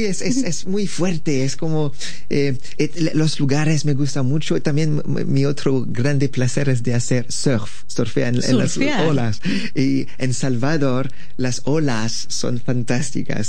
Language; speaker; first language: Spanish; non-native, learner; French